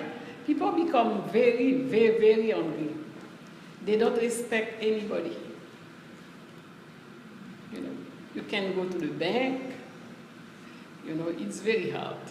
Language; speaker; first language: English; non-native, learner; Haitian Creole